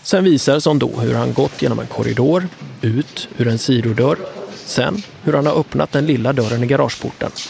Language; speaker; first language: Swedish; native; Swedish